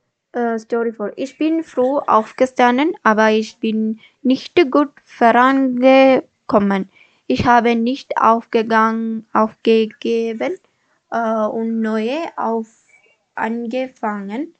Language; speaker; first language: German; non-native, learner; Malayalam